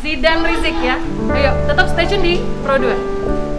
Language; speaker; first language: Indonesian; native; Indonesian